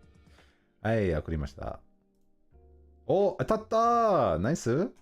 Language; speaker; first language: Japanese; non-native, learner; English